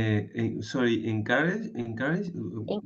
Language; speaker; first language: English; non-native, learner; Spanish